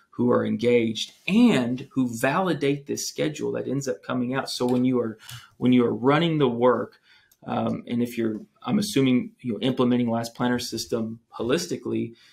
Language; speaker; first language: English; native; English